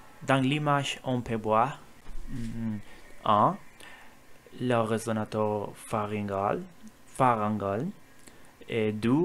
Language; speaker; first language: French; non-native, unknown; Spanish